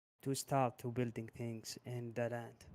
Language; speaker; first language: English; non-native, learner; Arabic